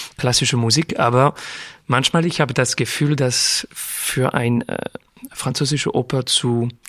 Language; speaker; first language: German; non-native, learner; French